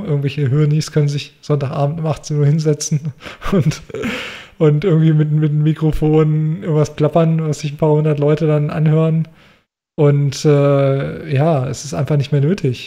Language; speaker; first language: German; native; German